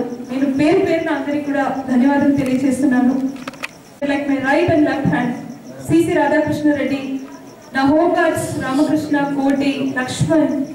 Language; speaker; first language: Telugu; native; Telugu